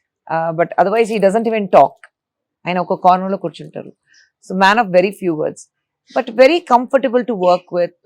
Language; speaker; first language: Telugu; non-native, local second language; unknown